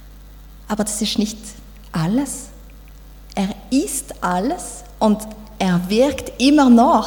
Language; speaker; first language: German; non-native, fluent; French